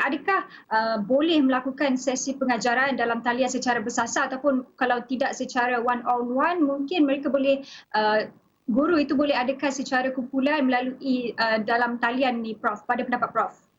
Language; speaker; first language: Malay; native; Malay